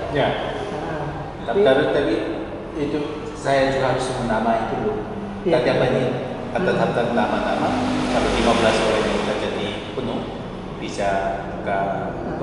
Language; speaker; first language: Indonesian; non-native, learner; Korean